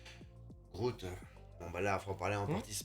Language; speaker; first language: French; native; French